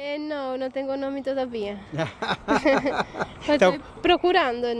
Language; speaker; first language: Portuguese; non-native, learner; Spanish